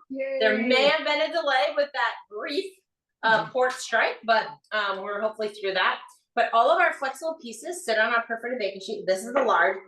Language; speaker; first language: English; native; English